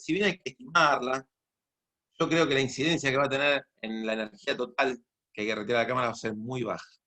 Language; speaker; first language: Spanish; native; Spanish